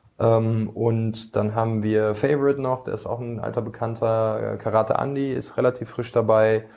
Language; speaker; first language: German; early bilingual, other home language; Bosnian